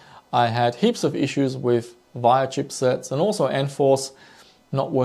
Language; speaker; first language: English; non-native, fluent; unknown